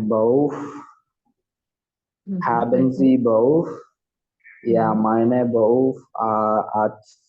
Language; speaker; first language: German; non-native, learner; Malayalam